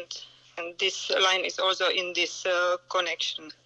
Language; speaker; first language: English; non-native, learner; Czech